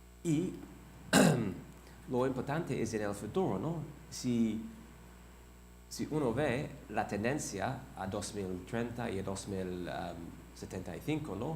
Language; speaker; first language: Spanish; non-native, fluent; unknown